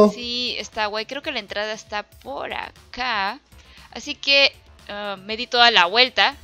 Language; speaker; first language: Spanish; native; Spanish